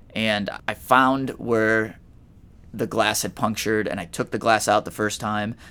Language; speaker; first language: English; native; English